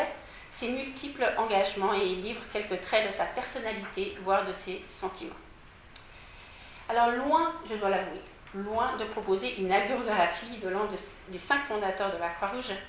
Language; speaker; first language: French; native; French